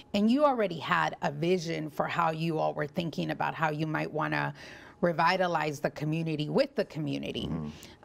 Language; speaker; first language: English; early bilingual, other home language; Spanish